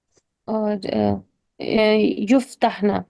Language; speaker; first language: Arabic; non-native, learner; Urdu